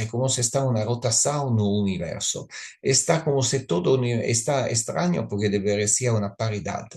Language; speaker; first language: Spanish; non-native, learner; Italian